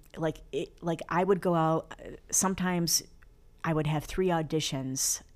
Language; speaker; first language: English; native; English